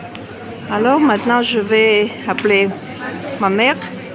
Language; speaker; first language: French; non-native, fluent; Russian